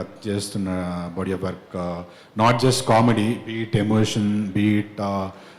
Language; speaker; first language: Telugu; native; Telugu